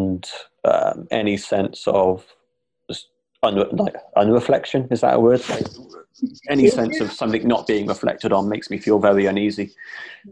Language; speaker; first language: English; native; English